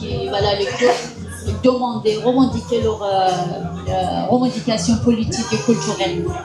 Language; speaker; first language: French; non-native, fluent; Kurdish